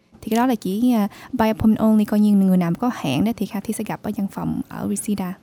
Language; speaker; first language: Vietnamese; early bilingual, heritage; Vietnamese